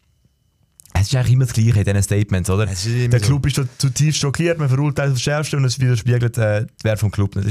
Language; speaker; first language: German; native; German